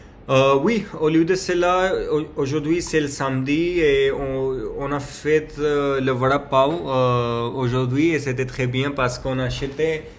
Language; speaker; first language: French; non-native, learner; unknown